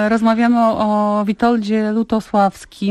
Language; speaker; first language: Polish; native; Polish